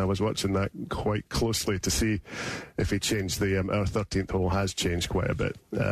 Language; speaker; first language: English; native; English